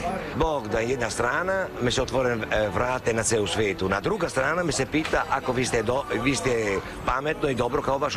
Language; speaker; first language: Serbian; non-native, learner; Italian